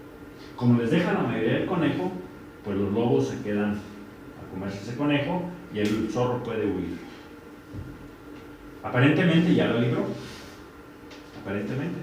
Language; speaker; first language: Spanish; native; Spanish